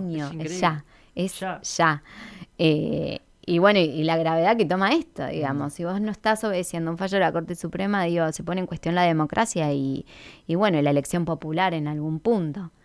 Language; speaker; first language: Spanish; native; Spanish